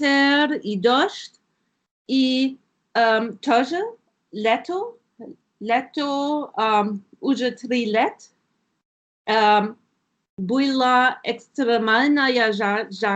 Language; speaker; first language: Russian; non-native, learner; German